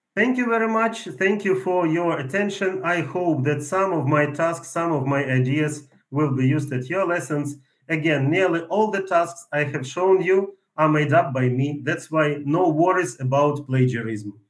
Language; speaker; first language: English; non-native, fluent; Ukrainian